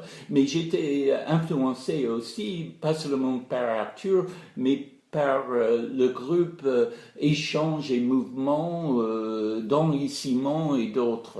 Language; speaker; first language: French; non-native, fluent; English